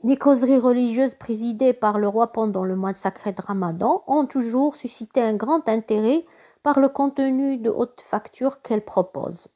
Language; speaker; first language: French; non-native, local second language; Arabic